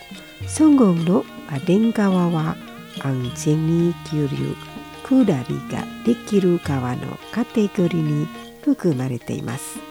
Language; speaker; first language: Japanese; non-native, fluent; Indonesian